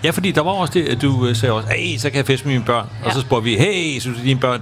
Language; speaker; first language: Danish; native; Danish